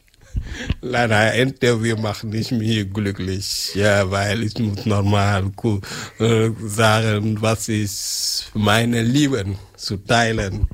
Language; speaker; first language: German; non-native, learner; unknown